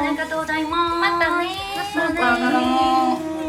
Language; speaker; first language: Japanese; non-native, learner; Korean